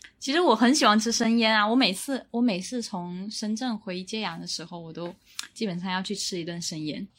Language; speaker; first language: Chinese; non-native, local second language; Min Nan Chinese